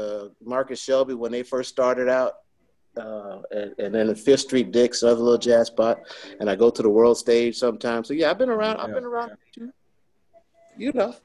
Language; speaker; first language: English; native; English